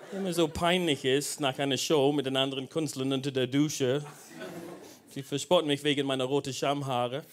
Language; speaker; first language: German; non-native, fluent; English